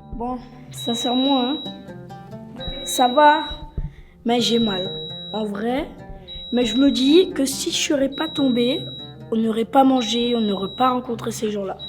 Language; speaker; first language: French; native; French